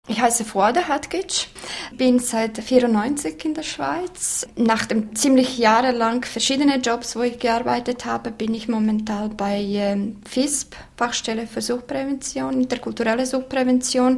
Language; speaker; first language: German; non-native, fluent; Bosnian